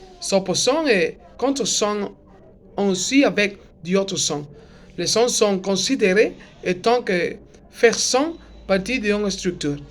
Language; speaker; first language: French; non-native, learner; Spanish